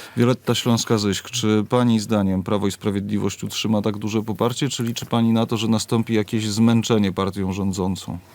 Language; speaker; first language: Polish; native; Polish